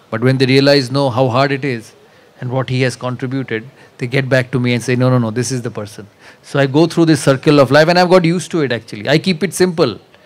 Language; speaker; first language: English; non-native, local second language; Bangla